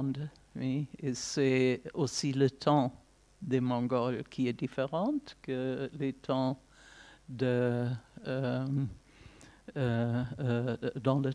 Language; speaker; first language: French; non-native, fluent; German